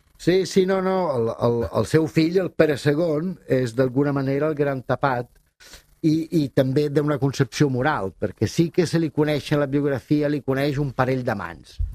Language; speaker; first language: Catalan; non-native, fluent; Italian